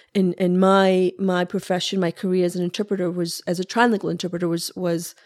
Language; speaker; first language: English; early bilingual, other home language; Spanish